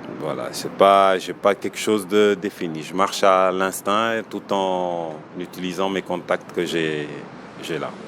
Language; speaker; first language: French; non-native, local second language; Wolof